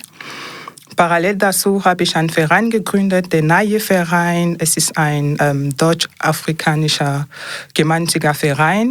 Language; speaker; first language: German; non-native, fluent; French